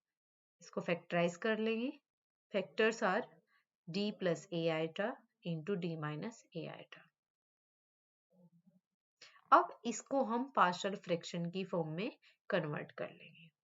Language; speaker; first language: Hindi; native; Hindi